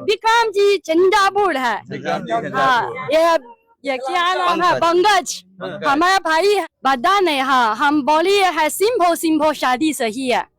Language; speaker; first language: Hindi; non-native, learner; Chinese